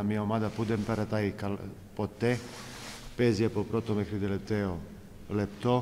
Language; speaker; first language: Greek; non-native, fluent; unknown